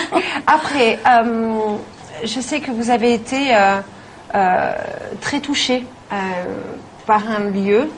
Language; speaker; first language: French; native; French